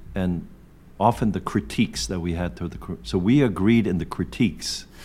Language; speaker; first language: English; early bilingual, other home language; Korean